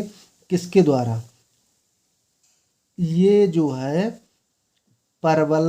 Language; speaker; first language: Hindi; native; Hindi